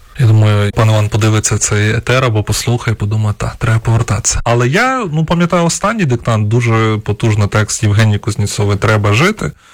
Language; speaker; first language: Ukrainian; non-native, local second language; Russian